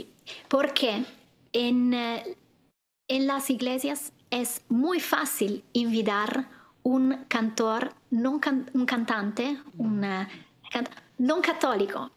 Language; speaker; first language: Spanish; non-native, fluent; Italian